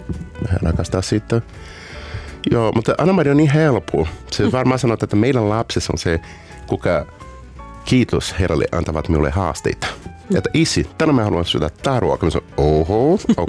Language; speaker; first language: Finnish; non-native, fluent; Portuguese